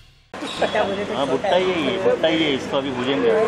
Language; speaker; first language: Hindi; native; Hindi